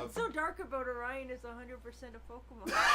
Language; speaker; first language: English; native; English